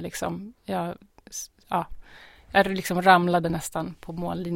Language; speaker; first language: Swedish; native; Swedish